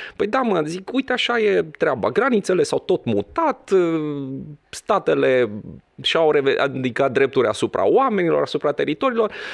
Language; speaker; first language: Romanian; non-native, local second language; Hungarian